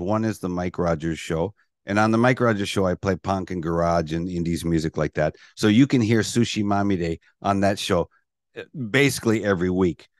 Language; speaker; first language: English; native; English